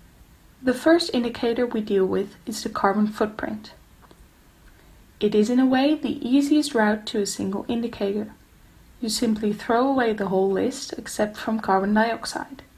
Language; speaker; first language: English; non-native, fluent; Dutch